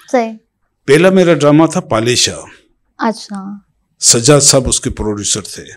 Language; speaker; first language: Urdu; native; Urdu